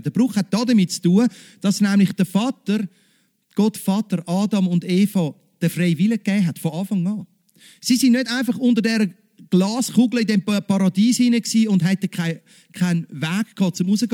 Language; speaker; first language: German; native; German